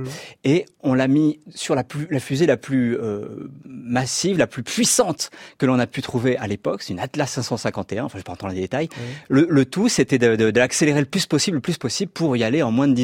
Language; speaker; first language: French; native; French